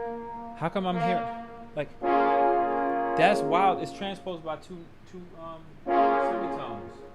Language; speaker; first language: English; native; English